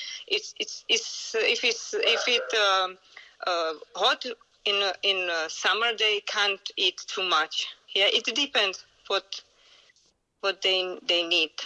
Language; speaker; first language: English; non-native, learner; Czech